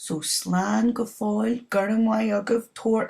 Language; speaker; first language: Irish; non-native, local second language; English